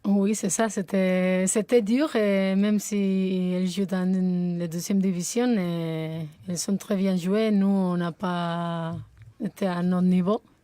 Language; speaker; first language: French; non-native, fluent; Spanish